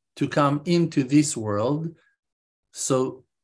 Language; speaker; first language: English; non-native, fluent; Hebrew